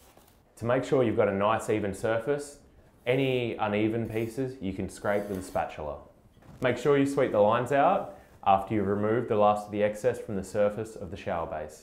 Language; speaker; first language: English; native; English